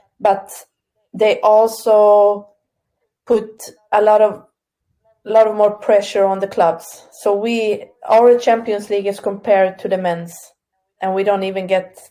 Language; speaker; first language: English; non-native, fluent; Swedish